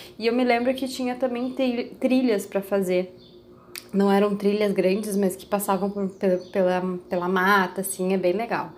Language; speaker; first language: Portuguese; native; Portuguese